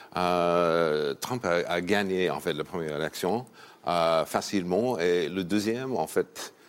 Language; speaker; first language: French; non-native, fluent; English